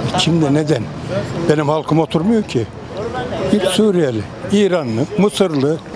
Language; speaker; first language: Turkish; native; Turkish